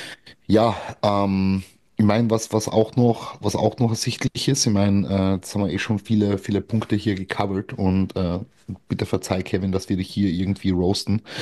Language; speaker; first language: German; native; German